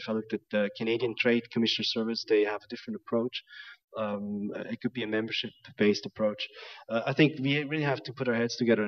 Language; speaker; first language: English; non-native, fluent; German